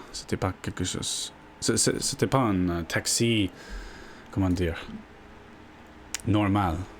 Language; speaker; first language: French; non-native, learner; English